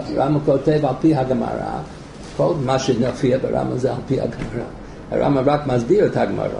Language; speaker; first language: Hebrew; non-native, fluent; English